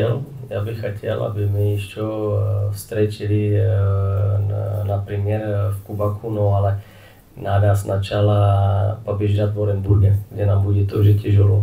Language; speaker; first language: Russian; non-native, fluent; Czech